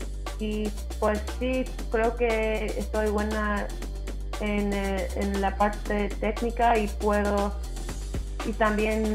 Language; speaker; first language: Spanish; early bilingual, heritage; English